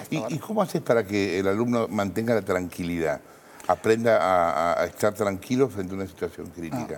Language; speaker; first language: Spanish; native; Spanish